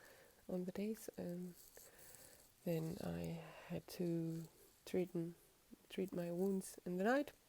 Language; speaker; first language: English; non-native, fluent; German